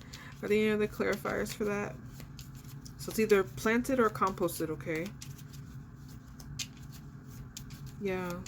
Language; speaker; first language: English; native; English